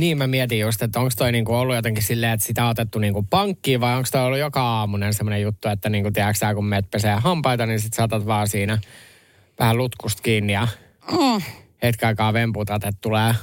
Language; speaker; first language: Finnish; native; Finnish